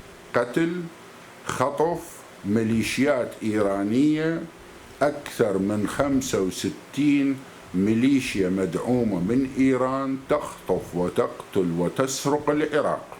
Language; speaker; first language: Arabic; native; Arabic